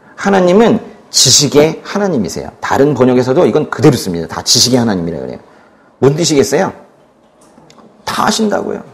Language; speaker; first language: Korean; native; Korean